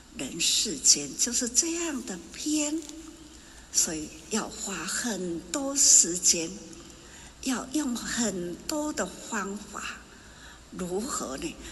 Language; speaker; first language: Chinese; non-native, local second language; Min Nan Chinese